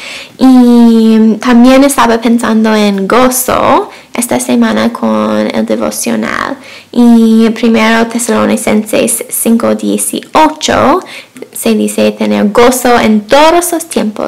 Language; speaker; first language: Spanish; non-native, fluent; English